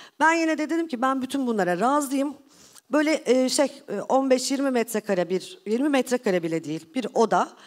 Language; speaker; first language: Turkish; native; Turkish